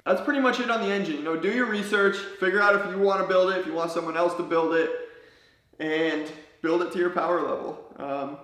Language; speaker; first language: English; native; English